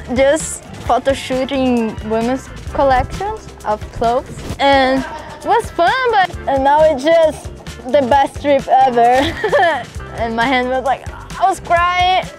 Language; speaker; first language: English; non-native, learner; Portuguese